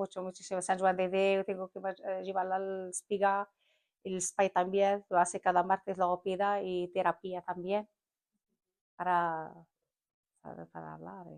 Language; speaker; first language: Spanish; non-native, learner; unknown